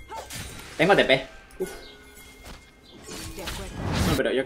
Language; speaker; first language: Spanish; native; Spanish